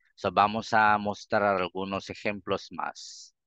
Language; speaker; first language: Spanish; non-native, fluent; Filipino